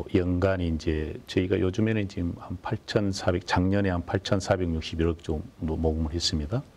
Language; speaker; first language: Korean; native; Korean